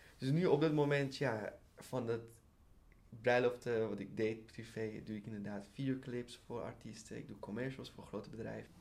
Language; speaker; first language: Dutch; early bilingual, other home language; Persian